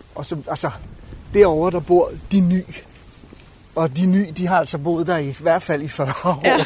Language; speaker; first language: Danish; native; Danish